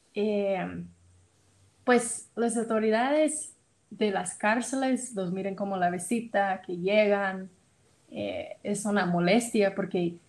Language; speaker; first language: Spanish; non-native, fluent; English